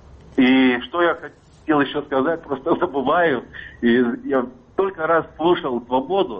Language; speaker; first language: Russian; non-native, fluent; Lithuanian